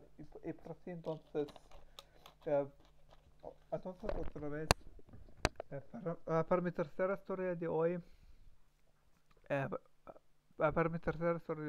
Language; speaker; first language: Spanish; non-native, learner; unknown